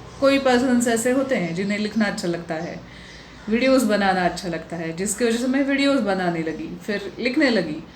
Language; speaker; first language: Hindi; non-native, local second language; Marathi